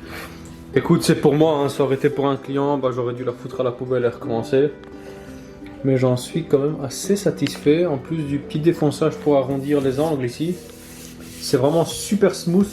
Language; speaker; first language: French; native; French